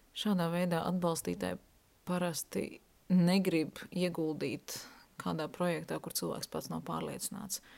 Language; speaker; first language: Latvian; native; Latvian